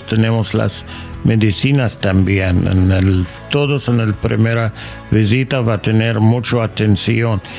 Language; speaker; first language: Spanish; non-native, learner; English